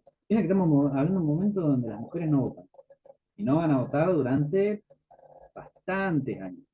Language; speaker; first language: Spanish; native; Spanish